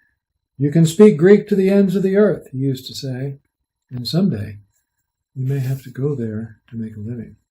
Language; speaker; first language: English; native; English